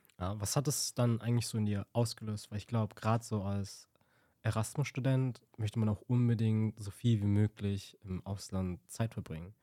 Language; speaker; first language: German; native; German